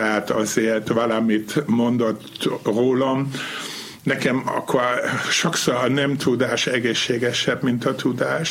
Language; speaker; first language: Hungarian; non-native, fluent; German